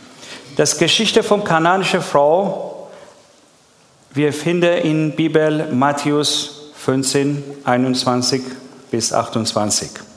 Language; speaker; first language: German; non-native, learner; Persian